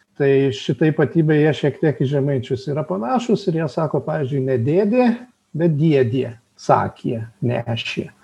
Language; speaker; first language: Lithuanian; native; Lithuanian